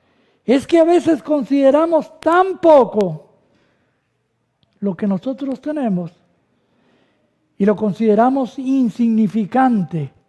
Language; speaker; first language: Spanish; native; Spanish